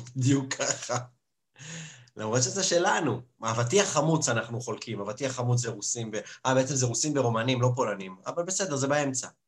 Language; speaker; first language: Hebrew; early bilingual, other home language; Russian